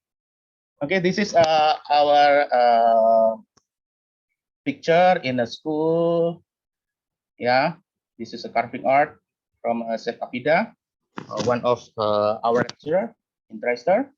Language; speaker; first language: English; non-native, learner; Indonesian